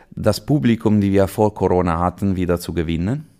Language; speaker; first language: German; non-native, fluent; Italian